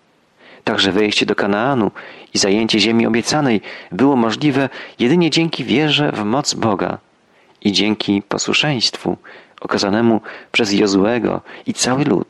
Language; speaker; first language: Polish; native; Polish